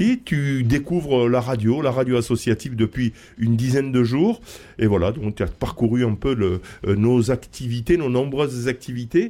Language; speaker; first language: French; native; French